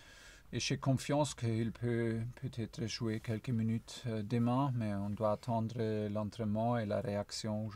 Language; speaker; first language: French; non-native, fluent; German